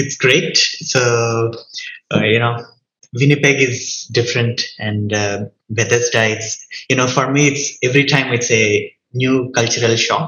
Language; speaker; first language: English; non-native, local second language; Telugu